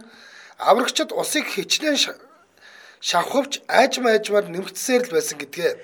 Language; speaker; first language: Mongolian; native; Mongolian